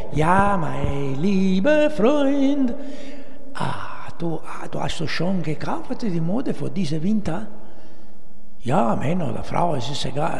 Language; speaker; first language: German; non-native, learner; Italian